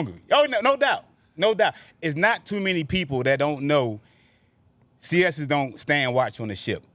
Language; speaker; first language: English; native; English